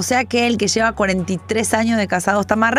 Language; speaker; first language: Spanish; native; Spanish